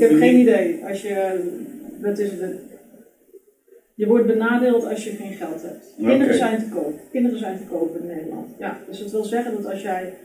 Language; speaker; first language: Dutch; native; Dutch